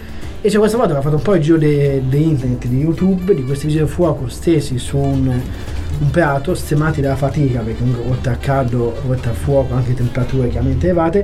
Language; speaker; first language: Italian; native; Italian